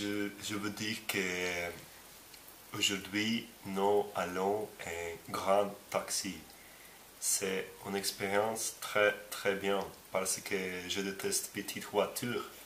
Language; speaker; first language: French; non-native, learner; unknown